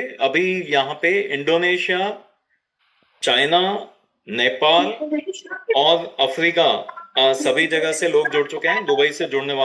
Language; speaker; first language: Hindi; native; Hindi